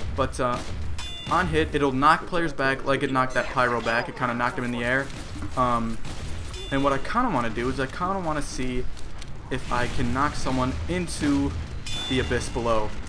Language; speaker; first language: English; native; English